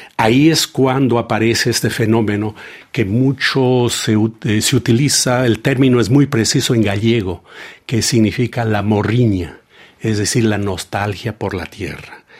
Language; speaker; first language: Spanish; native; Spanish